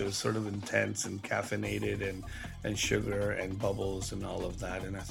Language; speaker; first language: English; early bilingual, other home language; Spanish